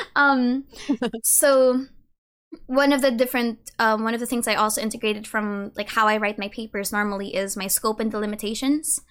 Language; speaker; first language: English; native; English